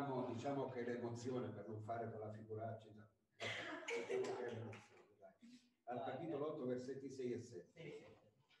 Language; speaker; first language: Italian; native; Italian